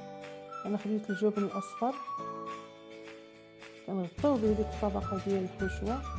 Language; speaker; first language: Arabic; native; Arabic